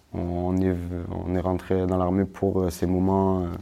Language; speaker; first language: French; native; French